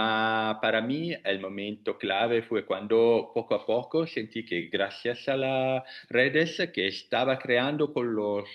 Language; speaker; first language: Spanish; non-native, learner; Italian